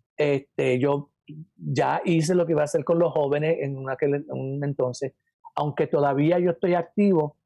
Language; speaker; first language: Spanish; native; Spanish